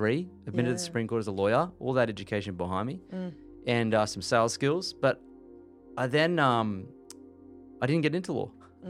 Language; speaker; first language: English; native; English